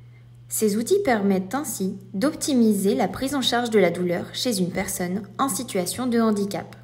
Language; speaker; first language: French; native; French